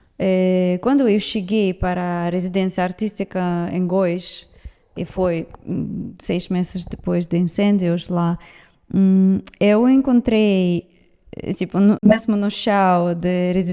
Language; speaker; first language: Portuguese; non-native, fluent; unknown